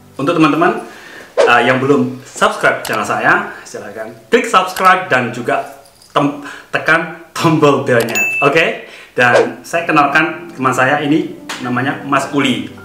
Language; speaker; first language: Indonesian; native; Indonesian